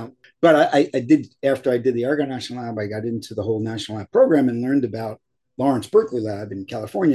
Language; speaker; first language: English; native; English